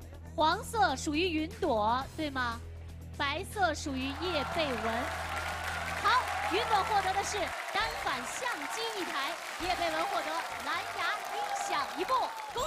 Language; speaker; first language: Chinese; native; Chinese